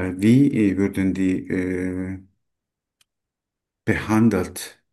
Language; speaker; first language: German; non-native, learner; Turkish